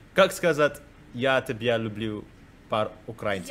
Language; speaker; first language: Russian; non-native, learner; Indonesian